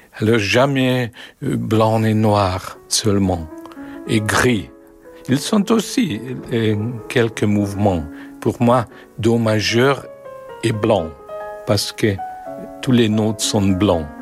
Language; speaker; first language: French; non-native, learner; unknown